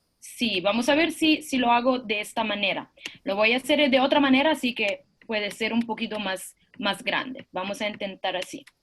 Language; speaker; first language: Spanish; non-native, fluent; Italian